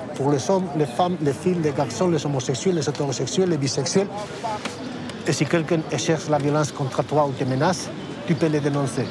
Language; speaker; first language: French; non-native, fluent; Spanish